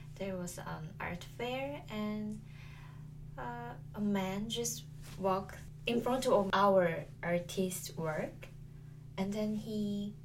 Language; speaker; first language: English; non-native, learner; Korean